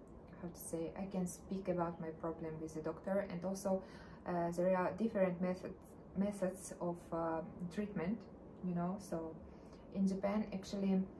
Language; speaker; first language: English; non-native, learner; Russian